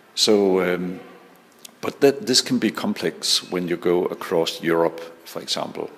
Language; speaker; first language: English; non-native, fluent; Danish